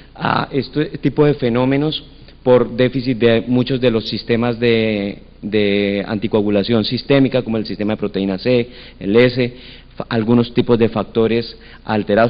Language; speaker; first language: Spanish; native; Spanish